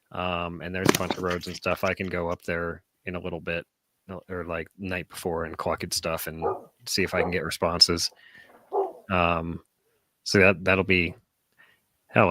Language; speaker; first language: English; native; English